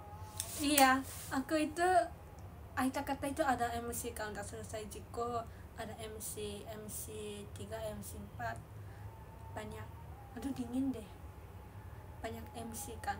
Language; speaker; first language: Indonesian; non-native, learner; Japanese